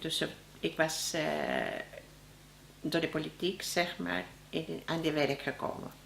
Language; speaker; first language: Dutch; non-native, learner; Spanish